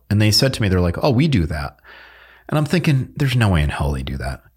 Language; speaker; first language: English; early bilingual, other home language; Filipino